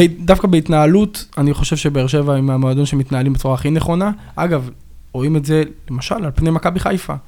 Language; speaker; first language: Hebrew; native; Hebrew